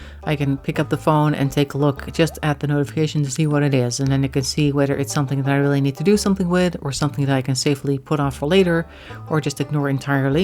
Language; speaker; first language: English; non-native, fluent; Dutch